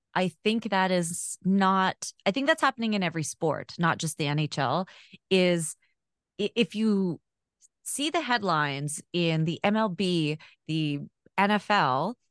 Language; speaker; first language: English; native; English